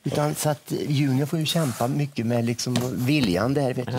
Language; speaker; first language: Swedish; native; Swedish